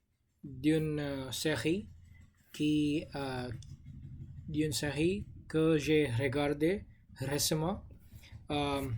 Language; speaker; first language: French; non-native, learner; English